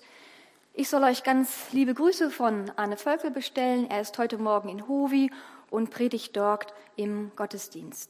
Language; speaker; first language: German; native; German